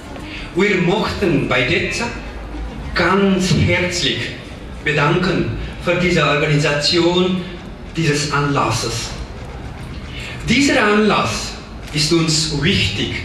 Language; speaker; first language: German; non-native, fluent; Nepali